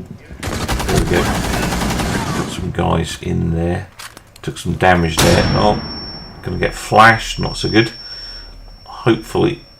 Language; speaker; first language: English; native; English